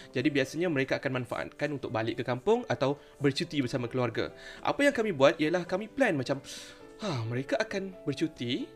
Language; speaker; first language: Malay; native; Malay